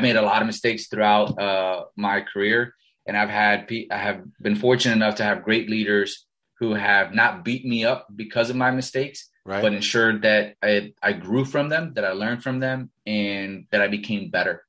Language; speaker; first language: English; early bilingual, other home language; Spanish